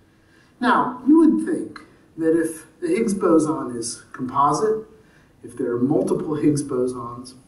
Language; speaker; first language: English; native; English